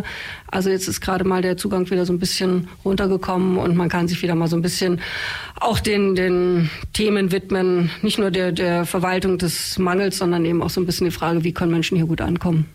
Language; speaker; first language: German; native; German